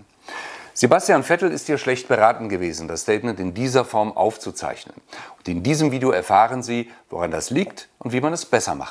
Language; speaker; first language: German; native; German